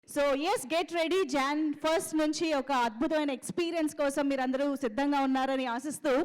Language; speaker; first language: Telugu; native; Telugu